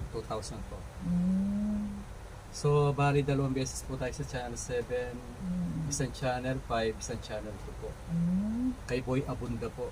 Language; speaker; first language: Filipino; non-native, local second language; Pampanga